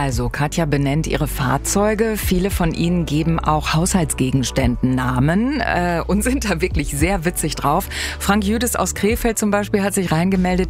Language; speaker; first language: German; native; German